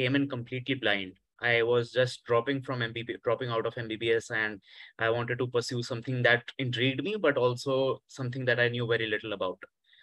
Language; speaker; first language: English; non-native, local second language; Hindi